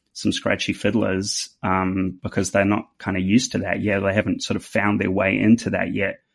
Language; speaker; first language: English; native; English